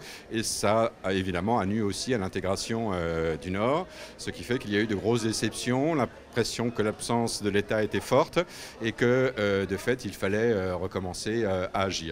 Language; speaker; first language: French; native; French